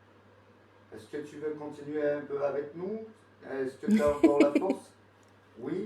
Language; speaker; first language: French; native; French